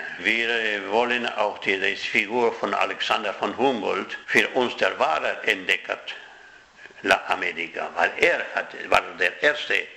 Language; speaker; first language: German; non-native, fluent; Spanish